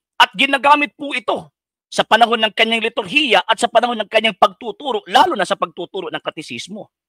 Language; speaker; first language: Filipino; non-native, local second language; Cebuano